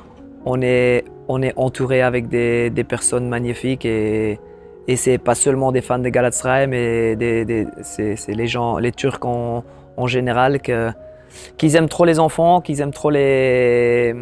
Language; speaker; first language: French; non-native, local second language; Dutch